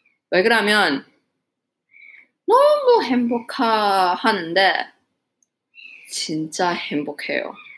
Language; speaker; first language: Korean; non-native, learner; English